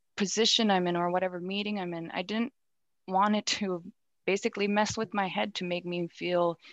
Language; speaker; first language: English; native; English